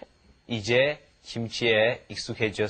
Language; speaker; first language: Korean; non-native, learner; Turkish